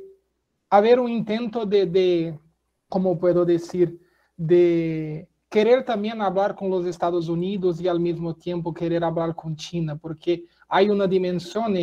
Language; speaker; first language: Spanish; non-native, fluent; Portuguese